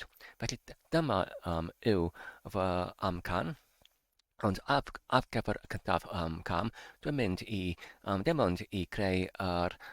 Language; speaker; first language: Welsh; non-native, learner; English